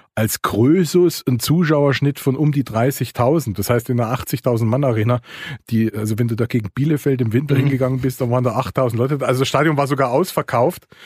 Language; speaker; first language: German; native; German